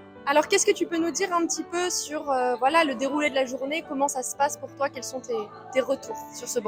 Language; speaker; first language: French; native; French